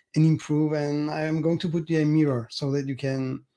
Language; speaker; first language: English; non-native, fluent; Turkish